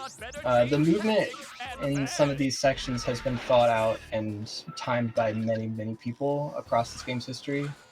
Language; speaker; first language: English; native; English